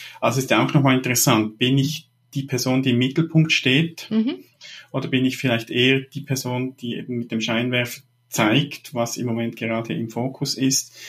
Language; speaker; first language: German; native; German